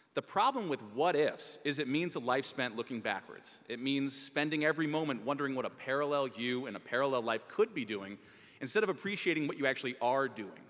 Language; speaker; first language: English; native; English